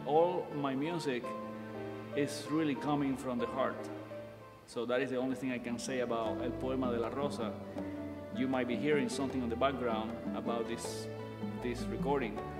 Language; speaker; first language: English; non-native, fluent; Spanish